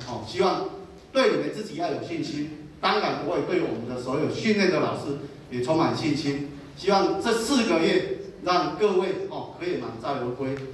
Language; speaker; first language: Chinese; native; Chinese